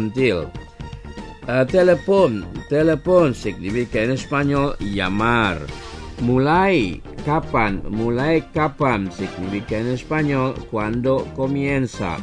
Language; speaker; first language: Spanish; non-native, fluent; Indonesian